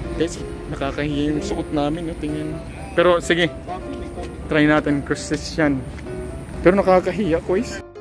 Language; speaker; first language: Filipino; non-native, local second language; Waray